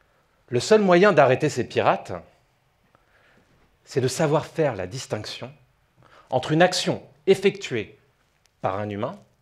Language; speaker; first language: French; native; French